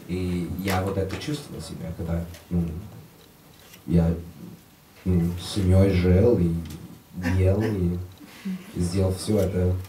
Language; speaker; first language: Russian; non-native, learner; English